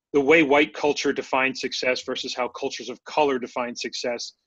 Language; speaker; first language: English; native; English